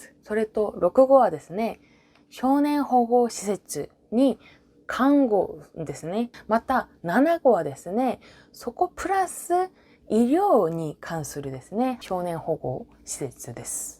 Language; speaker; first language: Japanese; non-native, fluent; Korean